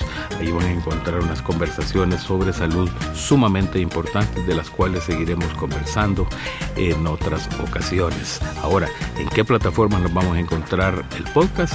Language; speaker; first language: Spanish; native; Spanish